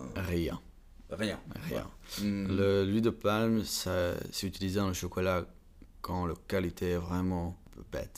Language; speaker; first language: French; non-native, learner; Dutch